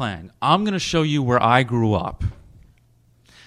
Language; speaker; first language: English; native; English